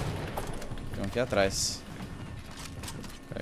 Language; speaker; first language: Portuguese; native; Portuguese